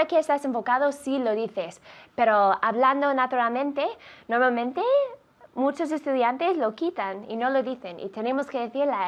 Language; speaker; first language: Spanish; non-native, fluent; English